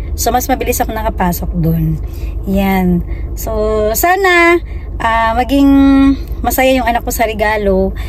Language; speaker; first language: Filipino; non-native, local second language; Cebuano